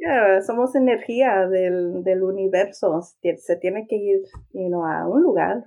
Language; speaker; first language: Spanish; early bilingual, heritage; Spanish